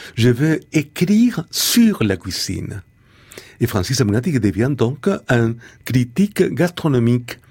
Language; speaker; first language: French; non-native, fluent; Spanish